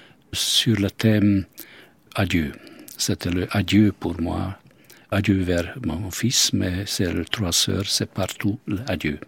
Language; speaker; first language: French; non-native, fluent; Hungarian